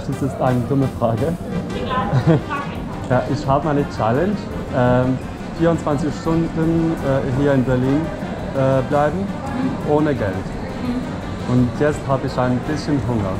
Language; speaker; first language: German; non-native, learner; Albanian